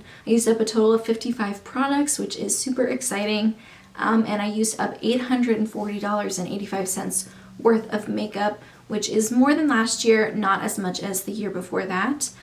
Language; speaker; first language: English; native; English